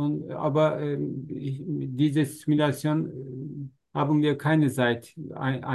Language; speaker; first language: German; non-native, learner; Turkish